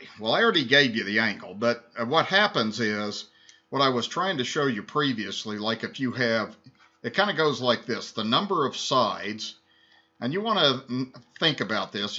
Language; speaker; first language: English; native; English